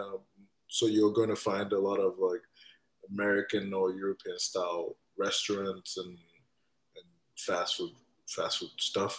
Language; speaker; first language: English; non-native, local second language; Igbo